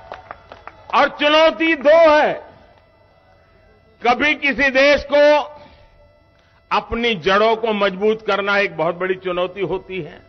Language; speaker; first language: Hindi; non-native, local second language; Gujarati